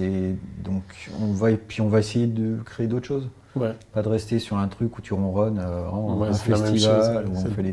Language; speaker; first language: French; native; French